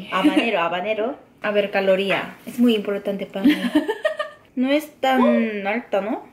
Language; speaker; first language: Spanish; non-native, learner; Korean